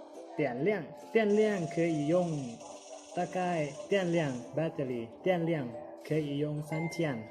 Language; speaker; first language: Chinese; non-native, learner; Lao